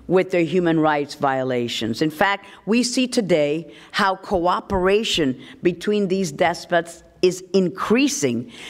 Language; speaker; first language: English; early bilingual, other home language; Spanish